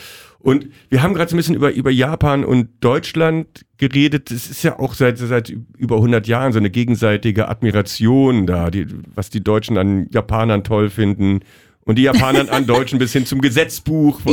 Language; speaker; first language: German; native; German